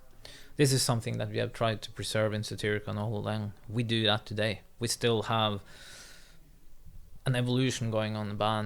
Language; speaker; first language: English; non-native, fluent; Norwegian